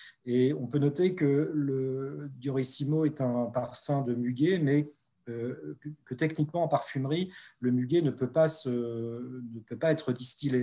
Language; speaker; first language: French; native; French